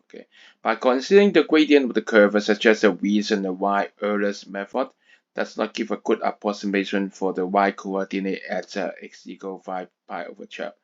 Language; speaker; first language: English; non-native, fluent; Chinese